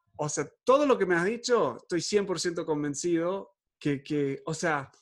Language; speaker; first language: Spanish; native; Spanish